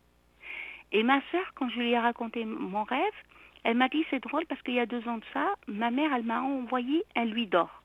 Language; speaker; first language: French; non-native, local second language; Arabic